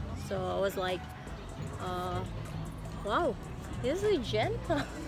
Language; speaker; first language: English; non-native, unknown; Indonesian